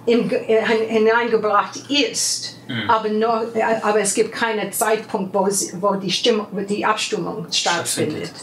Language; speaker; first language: German; non-native, fluent; English